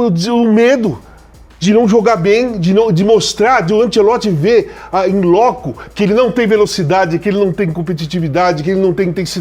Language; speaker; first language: Portuguese; native; Portuguese